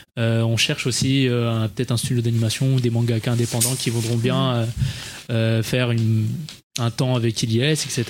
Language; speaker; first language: French; native; French